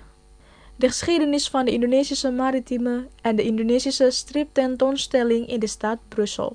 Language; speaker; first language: Dutch; non-native, fluent; Indonesian